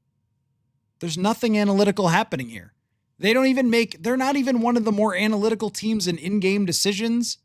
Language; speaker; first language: English; native; English